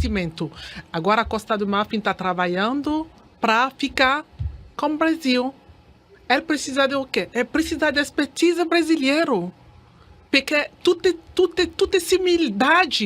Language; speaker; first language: Portuguese; non-native, learner; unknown